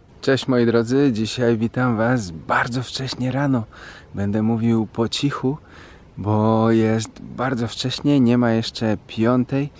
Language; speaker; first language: Polish; native; Polish